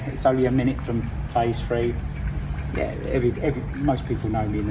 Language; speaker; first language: English; native; English